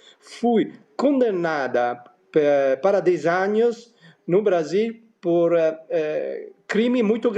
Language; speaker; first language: Portuguese; non-native, fluent; Italian